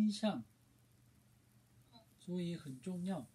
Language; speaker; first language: Chinese; non-native, learner; Korean